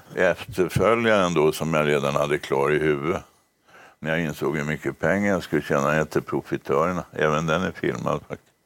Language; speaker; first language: Swedish; native; Swedish